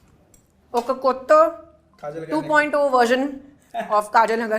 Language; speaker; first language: Telugu; non-native, fluent; Hindi